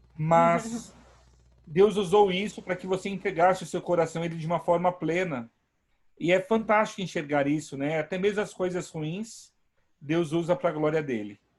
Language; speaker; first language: Portuguese; native; Portuguese